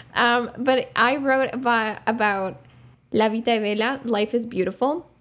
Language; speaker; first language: English; non-native, fluent; Spanish